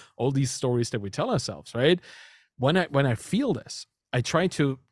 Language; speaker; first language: English; non-native, fluent; German